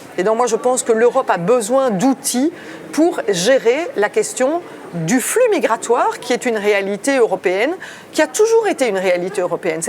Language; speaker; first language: French; early bilingual, other home language; Italian